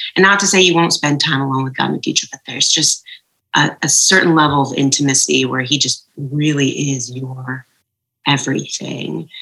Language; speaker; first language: English; native; English